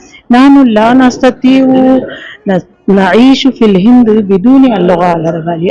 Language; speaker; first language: Arabic; non-native, fluent; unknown